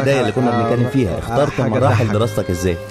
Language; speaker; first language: Arabic; native; Arabic